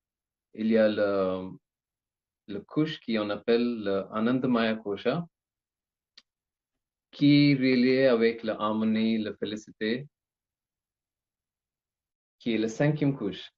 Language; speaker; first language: French; non-native, learner; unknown